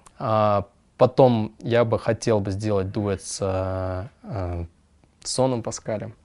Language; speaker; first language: Russian; non-native, local second language; Kyrgyz